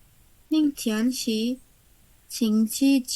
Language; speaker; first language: Chinese; non-native, learner; Indonesian